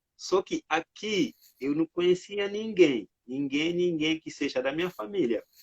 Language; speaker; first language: Portuguese; non-native, fluent; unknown